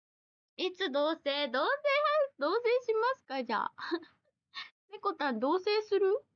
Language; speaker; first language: Japanese; native; Japanese